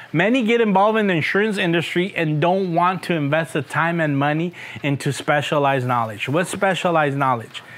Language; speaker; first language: English; early bilingual, other home language; Spanish